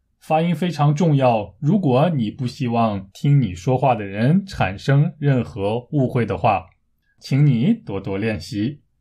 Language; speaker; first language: Chinese; native; Chinese